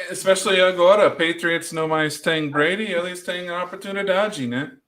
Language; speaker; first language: Portuguese; non-native, learner; English